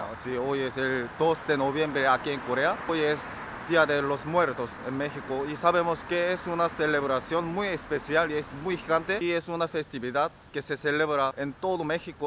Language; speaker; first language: Spanish; non-native, fluent; Korean